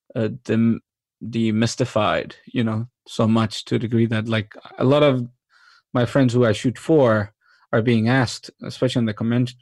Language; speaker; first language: English; non-native, fluent; Spanish